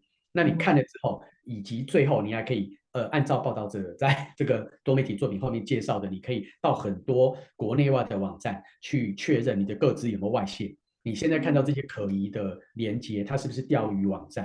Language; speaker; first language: Chinese; native; Chinese